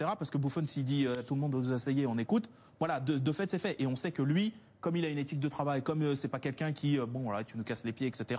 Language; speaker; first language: French; native; French